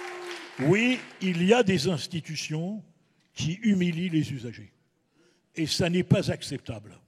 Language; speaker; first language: French; native; French